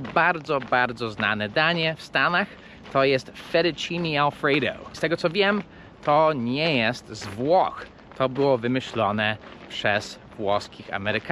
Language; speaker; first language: Polish; early bilingual, heritage; Polish